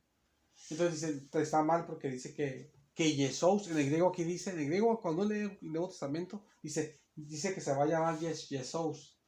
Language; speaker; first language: Spanish; native; Spanish